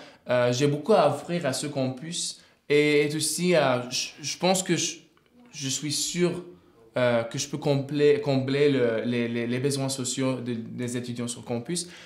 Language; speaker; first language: French; non-native, fluent; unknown